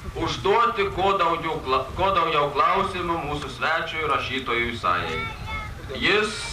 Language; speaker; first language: Lithuanian; native; Lithuanian